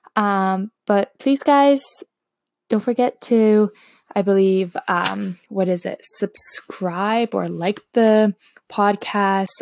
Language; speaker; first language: English; non-native, fluent; Slovak